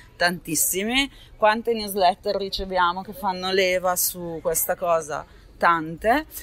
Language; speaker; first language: Italian; native; Italian